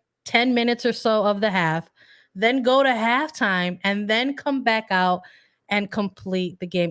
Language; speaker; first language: English; native; English